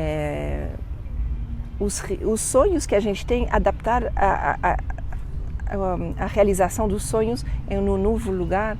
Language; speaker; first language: Portuguese; non-native, fluent; French